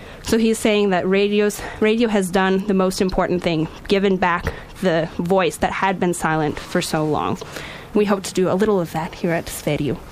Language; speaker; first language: English; native; English